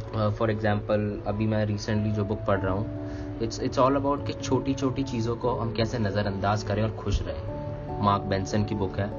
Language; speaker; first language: Hindi; native; Hindi